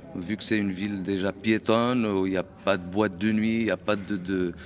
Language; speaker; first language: French; non-native, local second language; Arabic